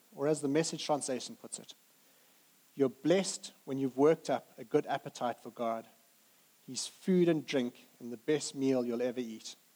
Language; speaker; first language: English; native; English